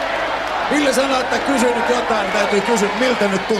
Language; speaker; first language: Finnish; native; Finnish